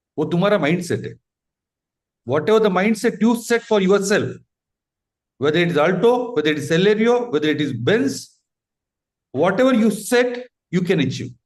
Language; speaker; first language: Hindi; non-native, local second language; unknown